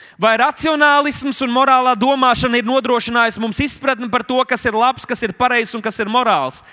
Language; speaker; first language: Latvian; native; Latvian